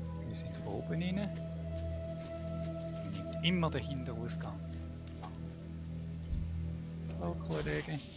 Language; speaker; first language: German; native; German